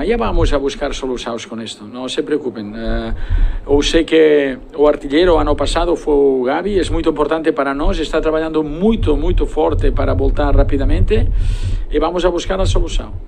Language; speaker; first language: Portuguese; non-native, fluent; Spanish